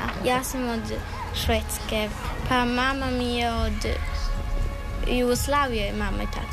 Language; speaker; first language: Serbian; early bilingual, heritage; Serbian